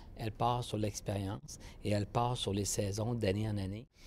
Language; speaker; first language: French; native; French